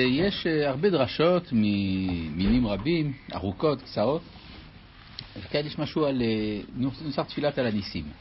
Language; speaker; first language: Hebrew; native; Hebrew